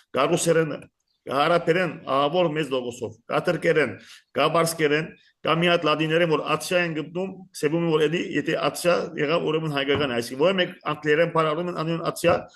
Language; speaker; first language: Armenian; early bilingual, heritage; Armenian